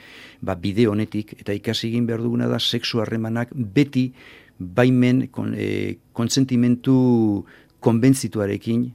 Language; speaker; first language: Basque; native; Basque